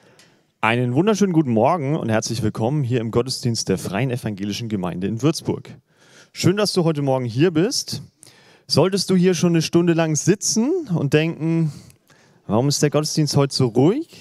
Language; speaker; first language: German; native; German